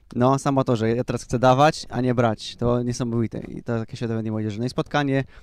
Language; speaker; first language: Polish; native; Polish